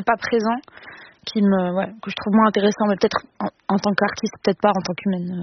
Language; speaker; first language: French; non-native, local second language; Arabic